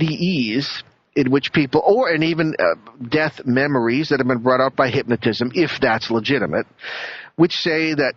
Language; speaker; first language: English; native; English